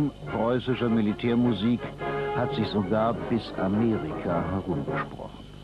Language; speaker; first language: German; native; German